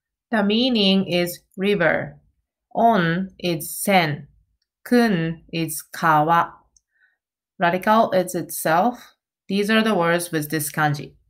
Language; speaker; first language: English; non-native, fluent; Japanese